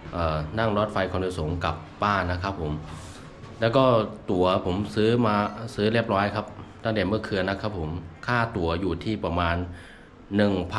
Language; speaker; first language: Thai; non-native, fluent; Chinese